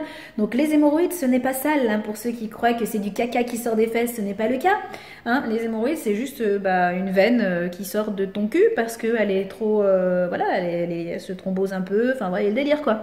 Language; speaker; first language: French; native; French